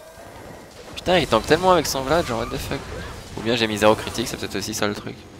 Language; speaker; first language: French; native; French